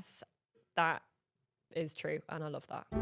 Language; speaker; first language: English; native; English